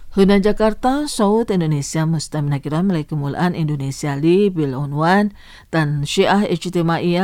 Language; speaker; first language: Arabic; non-native, fluent; Indonesian